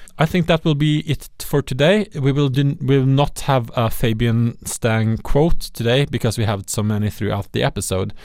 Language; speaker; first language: English; non-native, fluent; Norwegian